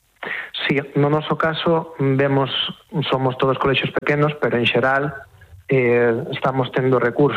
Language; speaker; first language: Galician; native; Galician